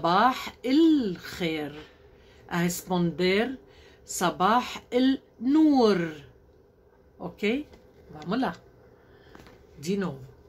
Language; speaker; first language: Portuguese; non-native, learner; Arabic